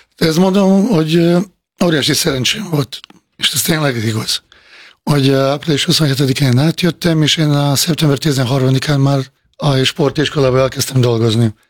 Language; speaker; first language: Hungarian; non-native, fluent; Bosnian